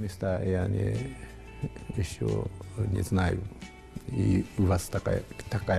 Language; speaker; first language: Russian; non-native, fluent; Slovak